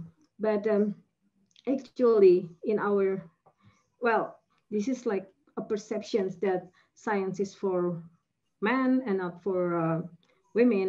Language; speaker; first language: English; non-native, fluent; Indonesian